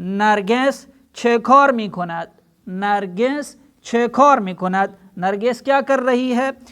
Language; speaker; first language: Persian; non-native, fluent; Urdu